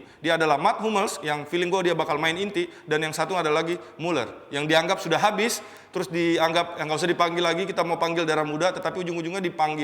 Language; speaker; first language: Indonesian; native; Indonesian